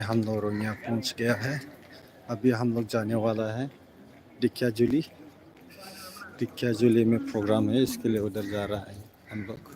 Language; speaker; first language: Hindi; non-native, local second language; Bodo